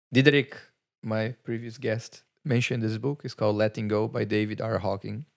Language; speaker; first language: English; non-native, fluent; Portuguese